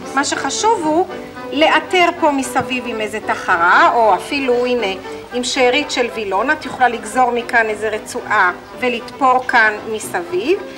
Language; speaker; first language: Hebrew; native; Hebrew